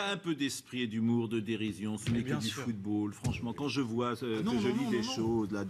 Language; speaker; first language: French; native; French